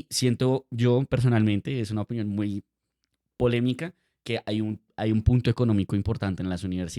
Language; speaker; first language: Spanish; native; Spanish